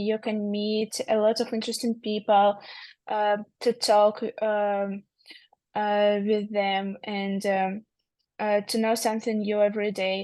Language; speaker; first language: English; non-native, learner; Russian